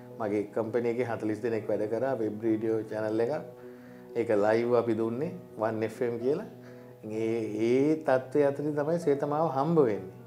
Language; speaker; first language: Sinhala; native; Sinhala